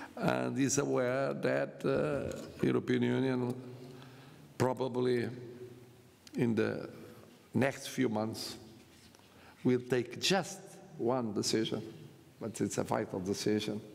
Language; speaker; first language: English; non-native, fluent; Portuguese